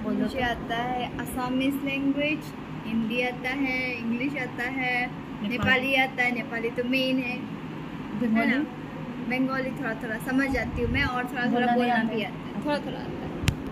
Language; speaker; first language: Hindi; non-native, local second language; Nepali